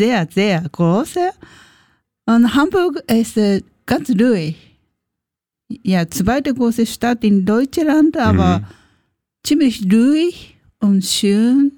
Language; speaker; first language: German; non-native, learner; Japanese